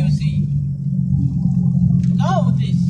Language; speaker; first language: English; non-native, learner; Arabic